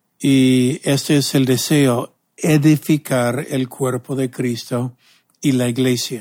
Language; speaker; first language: Spanish; non-native, fluent; English